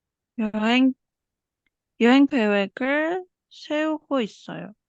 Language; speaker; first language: Korean; non-native, learner; Indonesian